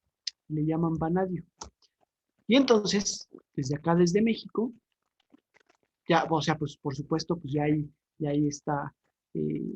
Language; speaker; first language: Spanish; native; Spanish